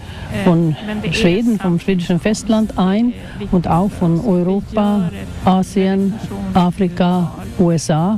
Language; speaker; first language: German; non-native, fluent; Swedish